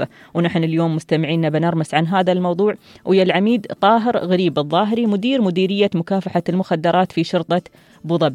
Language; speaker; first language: Arabic; native; Arabic